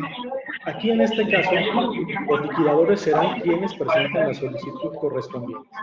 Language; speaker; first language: Spanish; native; Spanish